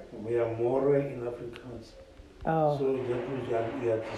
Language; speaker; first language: English; non-native, local second language; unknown